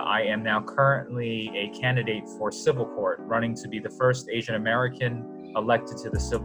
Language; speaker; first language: English; native; English